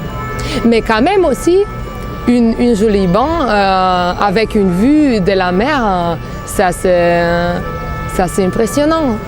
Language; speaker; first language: French; non-native, fluent; Bulgarian